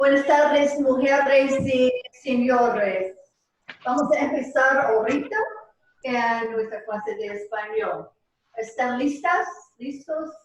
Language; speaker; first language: Spanish; non-native, fluent; English